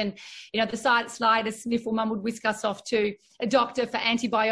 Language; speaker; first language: English; native; English